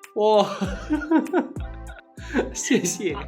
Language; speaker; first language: Chinese; non-native, learner; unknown